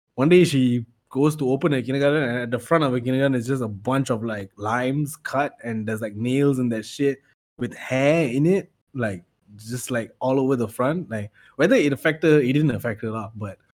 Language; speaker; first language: English; non-native, local second language; Tamil